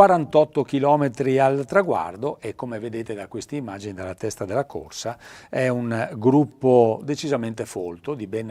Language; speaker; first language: Italian; native; Italian